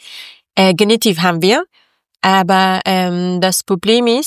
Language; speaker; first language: German; non-native, learner; Persian